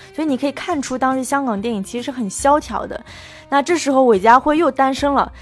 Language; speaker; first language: Chinese; native; Chinese